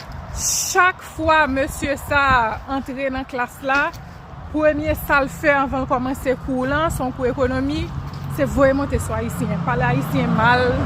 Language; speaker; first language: French; non-native, learner; Haitian Creole